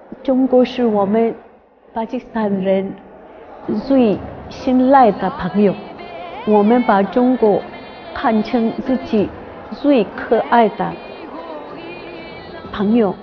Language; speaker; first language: Chinese; non-native, fluent; Urdu